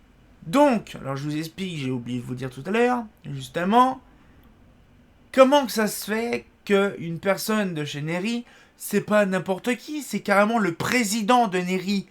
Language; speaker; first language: French; native; French